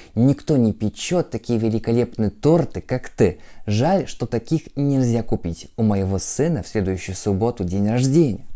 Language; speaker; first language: Russian; non-native, fluent; Polish